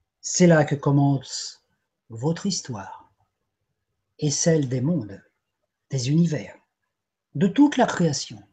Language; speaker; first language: French; native; French